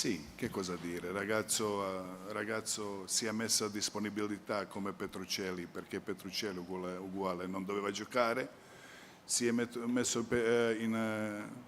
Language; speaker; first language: Italian; non-native, fluent; Croatian